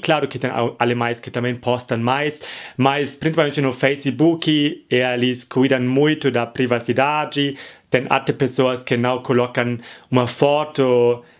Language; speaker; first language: Portuguese; non-native, fluent; German